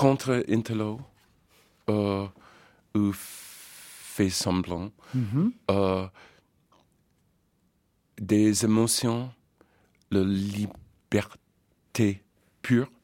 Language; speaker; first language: French; non-native, fluent; English